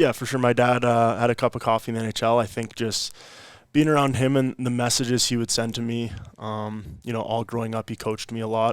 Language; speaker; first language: English; native; English